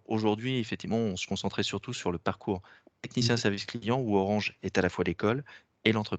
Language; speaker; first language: French; native; French